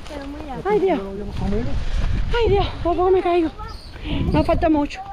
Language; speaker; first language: Spanish; native; Spanish